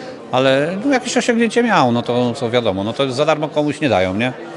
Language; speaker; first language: Polish; native; Polish